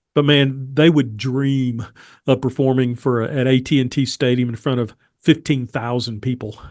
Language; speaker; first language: English; native; English